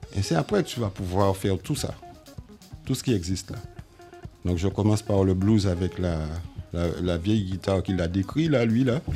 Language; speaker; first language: French; native; French